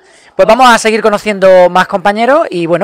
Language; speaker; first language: Spanish; native; Spanish